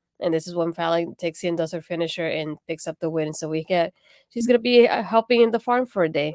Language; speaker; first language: English; native; English